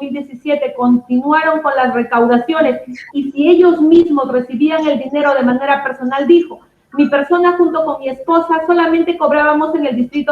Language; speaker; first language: Spanish; native; Spanish